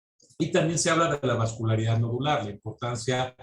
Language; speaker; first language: Spanish; native; Spanish